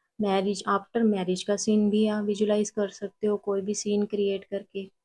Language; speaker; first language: Hindi; non-native, local second language; Punjabi